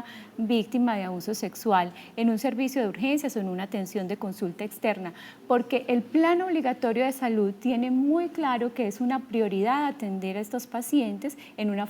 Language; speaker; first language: Spanish; native; Spanish